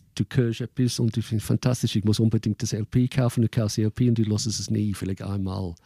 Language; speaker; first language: German; non-native, fluent; English